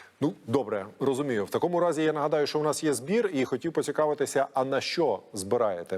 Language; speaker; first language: Ukrainian; native; Ukrainian